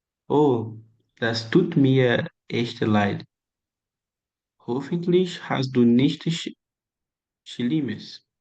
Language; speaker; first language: German; non-native, learner; Portuguese